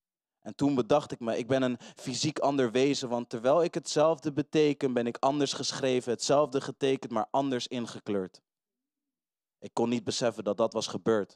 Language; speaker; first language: Dutch; native; Dutch